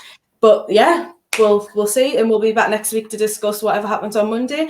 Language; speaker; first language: English; native; English